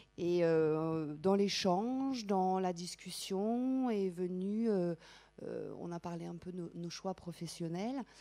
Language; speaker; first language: French; native; French